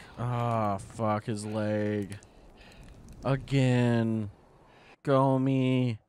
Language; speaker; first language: English; native; English